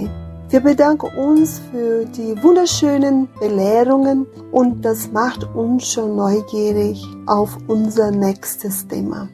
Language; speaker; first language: German; non-native, fluent; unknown